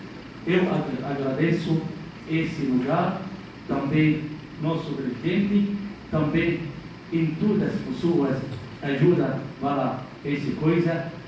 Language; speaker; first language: Portuguese; non-native, learner; Arabic